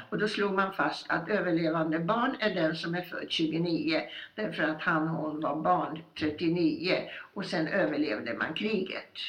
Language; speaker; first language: Swedish; early bilingual, other home language; Polish